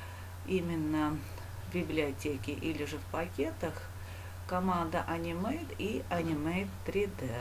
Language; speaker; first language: Russian; non-native, local second language; Uzbek